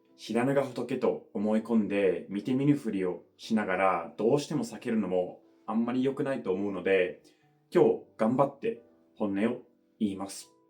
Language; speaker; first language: Japanese; non-native, fluent; English